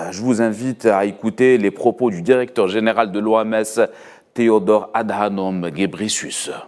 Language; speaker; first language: French; non-native, local second language; Arabic